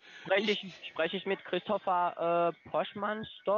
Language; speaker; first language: German; non-native, fluent; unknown